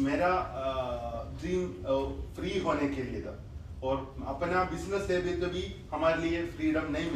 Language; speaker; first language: Hindi; non-native, fluent; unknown